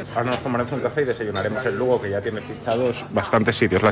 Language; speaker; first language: Spanish; native; Spanish